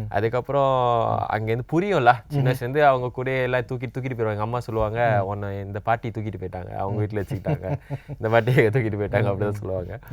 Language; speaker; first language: Tamil; non-native, local second language; Malay